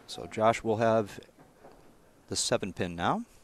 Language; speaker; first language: English; native; English